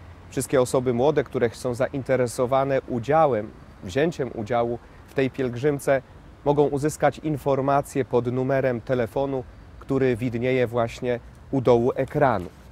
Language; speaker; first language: Polish; native; Polish